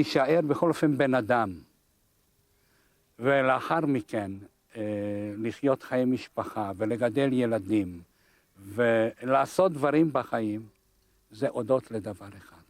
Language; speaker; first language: Hebrew; non-native, fluent; Hungarian